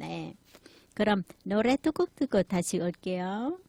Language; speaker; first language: Korean; non-native, learner; Thai